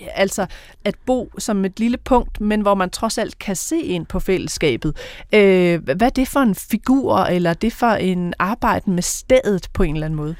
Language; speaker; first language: Danish; native; Danish